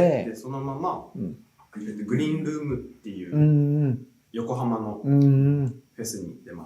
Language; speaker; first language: Japanese; native; Japanese